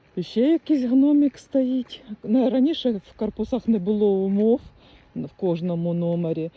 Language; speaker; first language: Ukrainian; native; Ukrainian